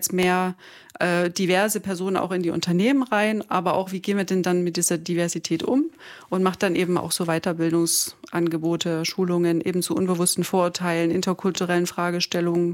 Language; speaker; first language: German; native; German